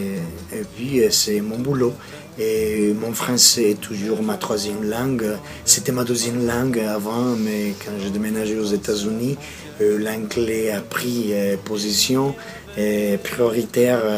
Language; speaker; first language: French; non-native, fluent; Spanish